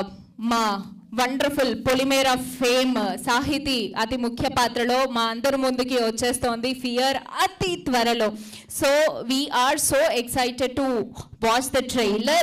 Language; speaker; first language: Telugu; native; Telugu